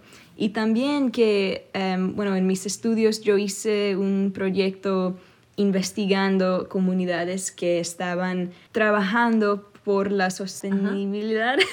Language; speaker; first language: Spanish; early bilingual, other home language; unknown